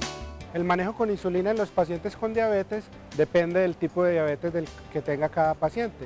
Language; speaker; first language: Spanish; native; Spanish